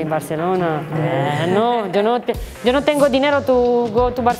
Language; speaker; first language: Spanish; non-native, learner; Romanian